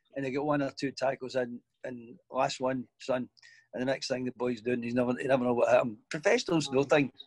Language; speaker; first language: English; native; English